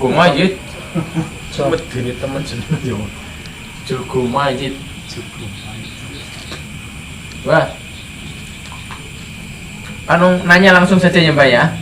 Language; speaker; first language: Indonesian; native; Indonesian